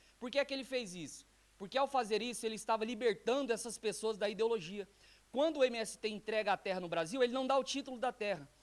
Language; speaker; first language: Portuguese; native; Portuguese